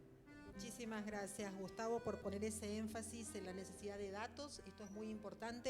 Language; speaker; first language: Spanish; native; Spanish